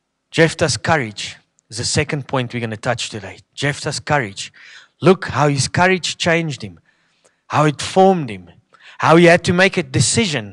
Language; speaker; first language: English; non-native, local second language; Afrikaans